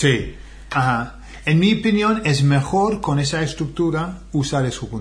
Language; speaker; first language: Spanish; non-native, fluent; English